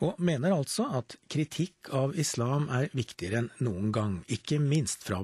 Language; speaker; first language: Norwegian; native; Norwegian